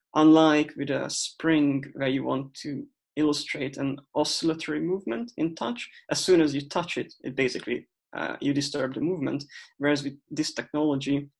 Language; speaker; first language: English; non-native, fluent; Hungarian